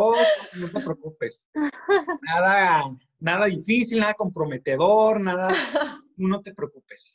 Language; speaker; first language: Spanish; native; Spanish